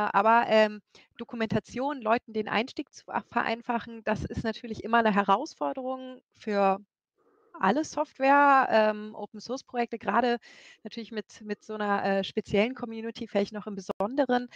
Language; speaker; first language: German; native; German